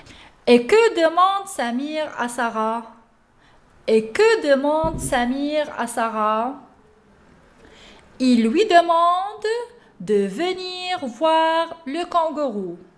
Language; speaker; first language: French; non-native, local second language; Arabic